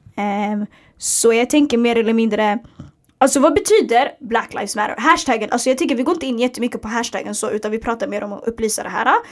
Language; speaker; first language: Swedish; early bilingual, other home language; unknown